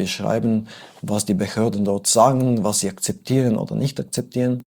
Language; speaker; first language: German; non-native, fluent; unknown